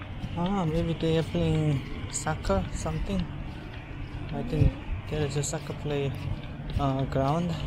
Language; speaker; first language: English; non-native, learner; Korean